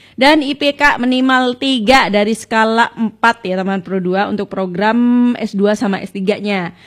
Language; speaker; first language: Indonesian; native; Indonesian